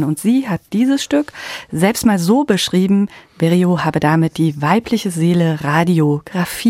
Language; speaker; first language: German; native; German